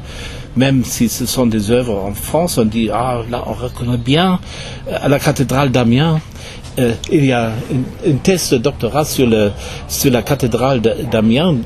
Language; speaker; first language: French; non-native, fluent; German